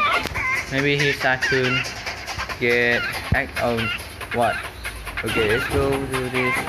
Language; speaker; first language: English; non-native, learner; Indonesian